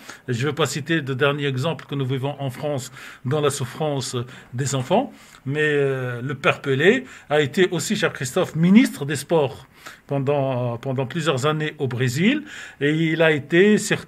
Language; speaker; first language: French; native; French